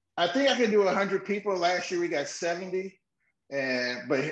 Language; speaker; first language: English; native; English